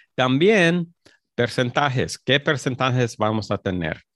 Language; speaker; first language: Spanish; early bilingual, heritage; Spanish